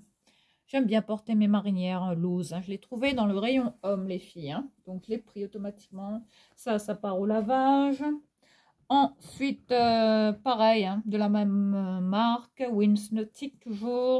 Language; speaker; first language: French; native; French